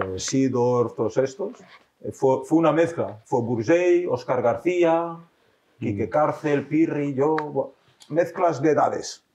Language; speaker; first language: Spanish; early bilingual, heritage; French